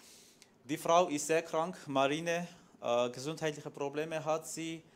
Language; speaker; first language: German; non-native, fluent; Armenian